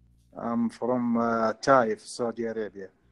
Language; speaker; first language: English; non-native, learner; Arabic